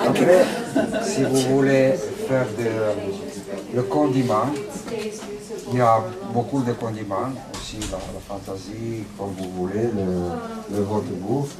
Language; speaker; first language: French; non-native, learner; Italian